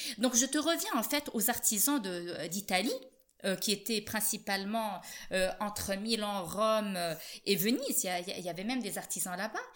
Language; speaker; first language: French; non-native, local second language; Arabic